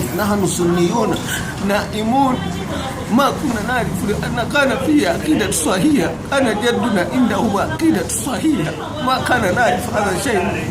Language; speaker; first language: Arabic; non-native, learner; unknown